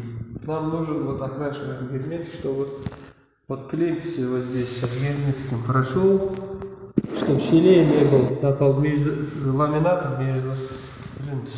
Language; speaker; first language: Russian; non-native, learner; Uzbek